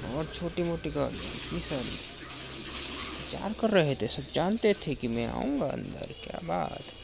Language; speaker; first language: Hindi; native; Hindi